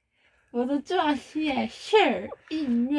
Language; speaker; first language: Chinese; non-native, learner; Korean